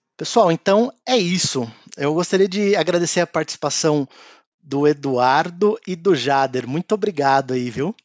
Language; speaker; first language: Portuguese; native; Portuguese